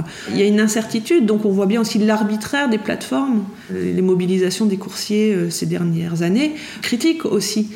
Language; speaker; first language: French; native; French